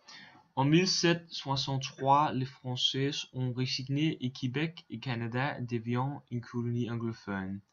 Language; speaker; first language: French; non-native, learner; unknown